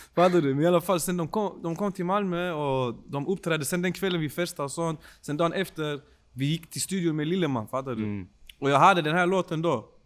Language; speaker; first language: Swedish; early bilingual, other home language; Spanish